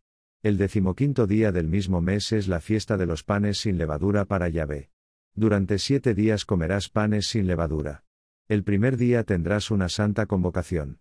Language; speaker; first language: Spanish; native; Spanish